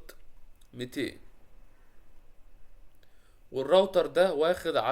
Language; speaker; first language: Arabic; native; Arabic